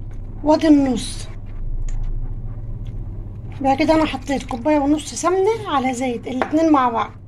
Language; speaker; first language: Arabic; native; Arabic